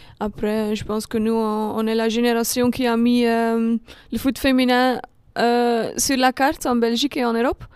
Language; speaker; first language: French; non-native, local second language; Dutch